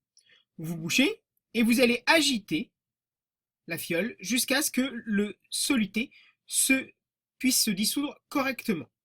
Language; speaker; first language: French; native; French